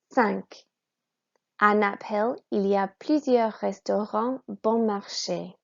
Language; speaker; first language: French; non-native, fluent; English